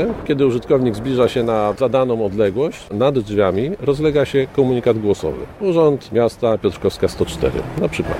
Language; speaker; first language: Polish; native; Polish